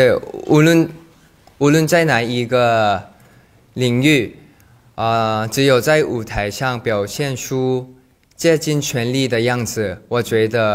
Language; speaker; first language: Chinese; non-native, learner; Thai